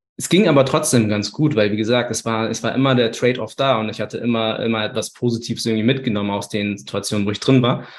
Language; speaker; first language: German; early bilingual, other home language; Turkish